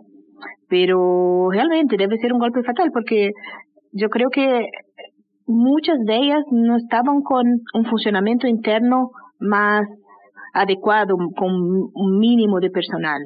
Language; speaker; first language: Spanish; native; Spanish